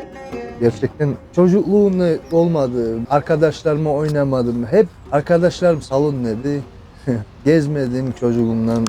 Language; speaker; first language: Turkish; non-native, learner; Kumyk